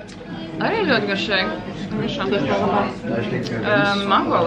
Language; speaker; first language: Latvian; native; Latvian